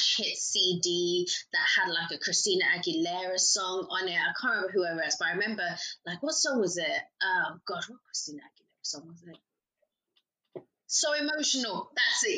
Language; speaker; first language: English; native; English